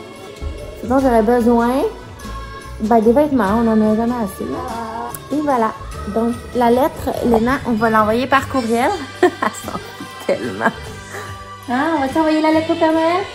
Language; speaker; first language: French; native; French